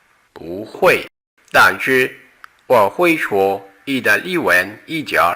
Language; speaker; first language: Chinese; non-native, learner; Portuguese